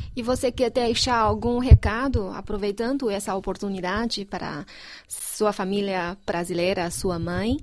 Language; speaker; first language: Portuguese; non-native, fluent; Chinese